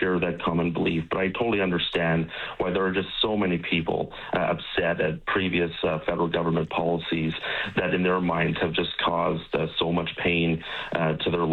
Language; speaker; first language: English; native; English